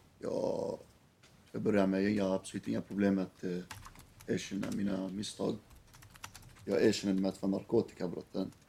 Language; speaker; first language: Swedish; early bilingual, other home language; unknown